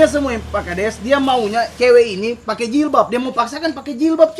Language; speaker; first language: Indonesian; native; Indonesian